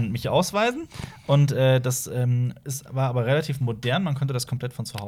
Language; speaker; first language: German; native; German